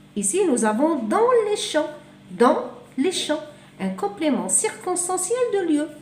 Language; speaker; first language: French; non-native, local second language; Arabic